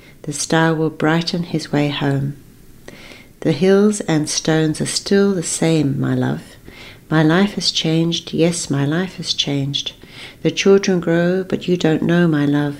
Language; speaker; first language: English; native; English